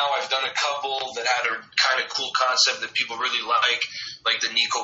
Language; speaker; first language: English; non-native, fluent; French